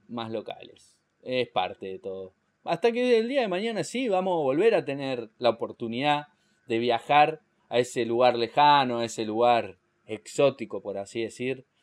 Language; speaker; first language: Spanish; native; Spanish